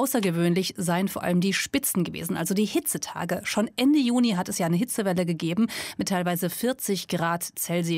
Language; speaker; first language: German; native; German